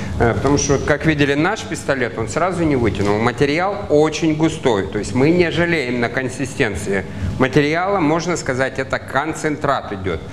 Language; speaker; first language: Russian; native; Russian